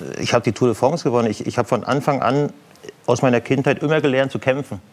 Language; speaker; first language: German; native; German